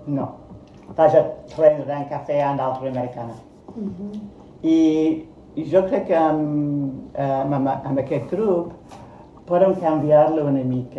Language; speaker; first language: Catalan; non-native, fluent; Spanish